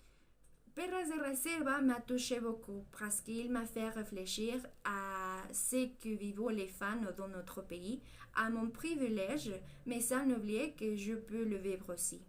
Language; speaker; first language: French; non-native, learner; Spanish